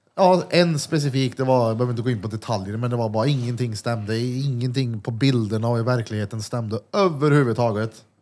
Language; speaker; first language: Swedish; native; Swedish